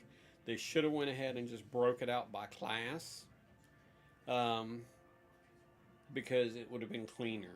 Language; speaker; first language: English; native; English